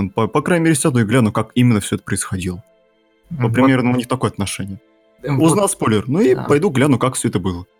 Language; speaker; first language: Russian; native; Russian